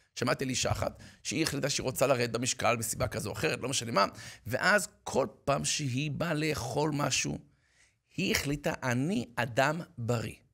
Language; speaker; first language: Hebrew; native; Hebrew